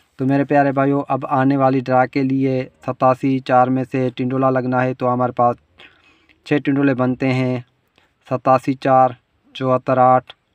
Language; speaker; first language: Urdu; non-native, local second language; Punjabi